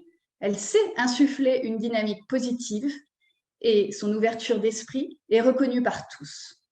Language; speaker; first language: French; native; French